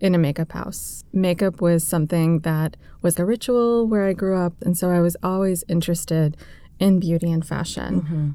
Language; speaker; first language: English; native; English